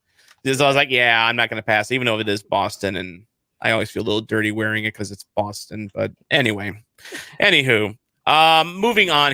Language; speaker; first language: English; native; English